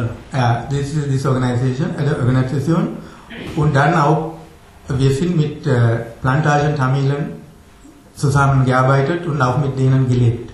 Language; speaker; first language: German; non-native, fluent; Tamil